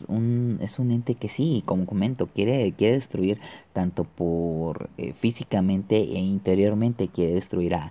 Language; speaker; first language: Spanish; native; Spanish